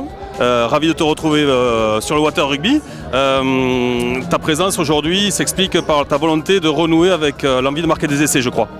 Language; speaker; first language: French; native; French